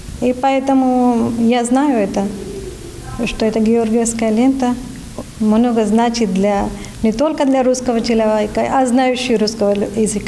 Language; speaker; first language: Russian; non-native, learner; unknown